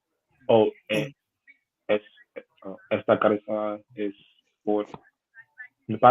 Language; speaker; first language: Spanish; non-native, learner; English